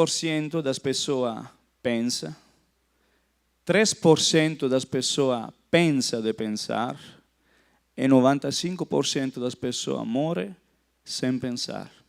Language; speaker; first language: Portuguese; non-native, fluent; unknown